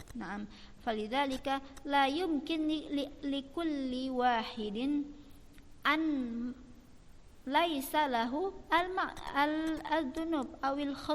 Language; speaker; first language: Arabic; non-native, fluent; Indonesian